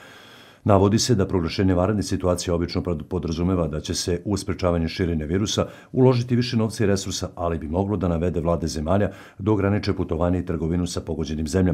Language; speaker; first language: Serbian; native; Serbian